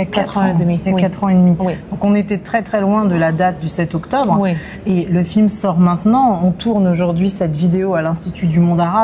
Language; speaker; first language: French; native; French